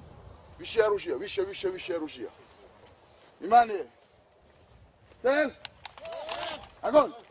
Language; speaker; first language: Russian; non-native, learner; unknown